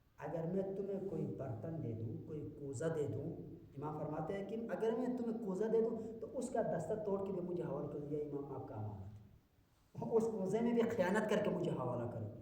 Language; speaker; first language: Urdu; non-native, local second language; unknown